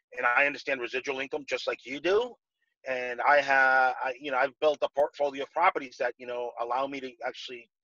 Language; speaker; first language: English; non-native, fluent; Spanish